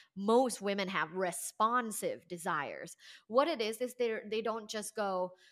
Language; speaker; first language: English; non-native, fluent; Thai